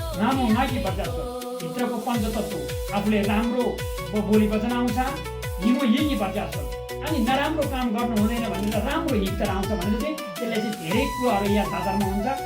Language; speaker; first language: Nepali; non-native, local second language; Eastern Tamang